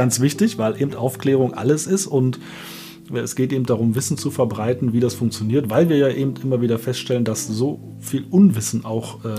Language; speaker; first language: German; native; German